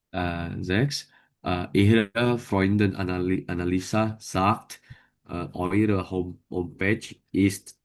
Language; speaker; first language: German; non-native, learner; Indonesian